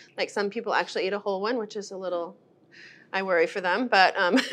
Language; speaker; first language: English; native; English